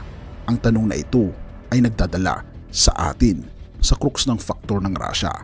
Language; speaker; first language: Filipino; native; Filipino